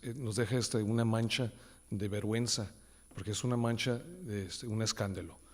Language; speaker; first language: Spanish; early bilingual, heritage; Spanish